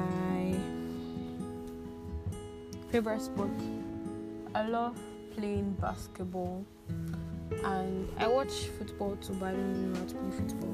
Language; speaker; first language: English; non-native, local second language; Yoruba